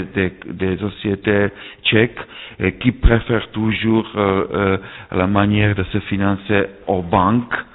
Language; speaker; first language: French; non-native, fluent; Czech